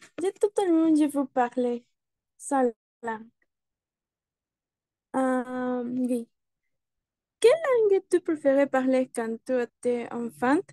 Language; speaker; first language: French; non-native, learner; Spanish